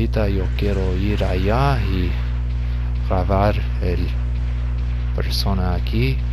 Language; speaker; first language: Spanish; non-native, learner; English